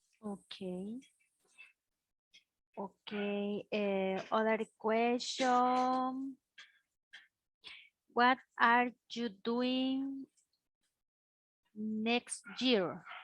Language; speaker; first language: English; non-native, learner; Spanish